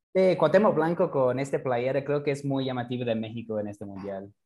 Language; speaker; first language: Spanish; non-native, fluent; English